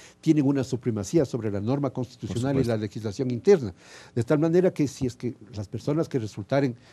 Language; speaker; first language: Spanish; native; Spanish